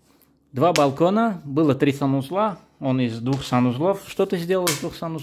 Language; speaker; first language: Russian; native; Russian